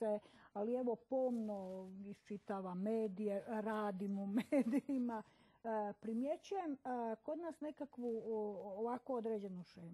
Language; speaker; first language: Croatian; native; Croatian